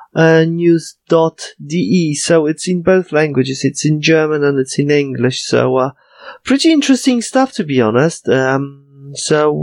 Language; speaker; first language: English; non-native, fluent; Polish